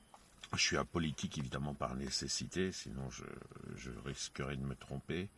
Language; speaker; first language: French; native; French